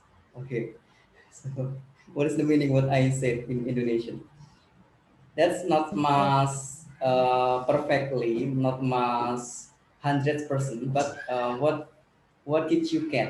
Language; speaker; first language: English; non-native, learner; Indonesian